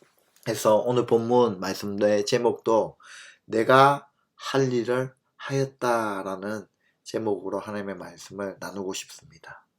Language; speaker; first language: Korean; native; Korean